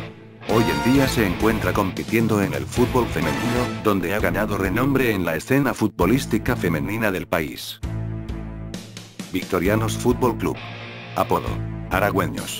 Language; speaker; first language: Spanish; native; Spanish